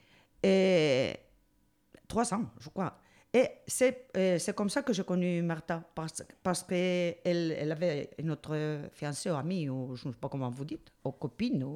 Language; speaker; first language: French; non-native, learner; Spanish